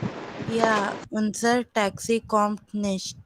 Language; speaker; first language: German; non-native, learner; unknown